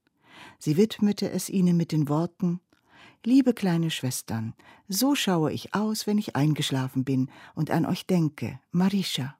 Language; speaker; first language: German; native; German